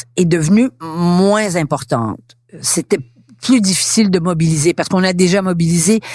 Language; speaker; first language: French; native; French